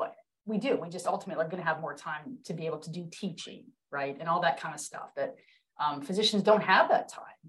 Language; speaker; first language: English; native; English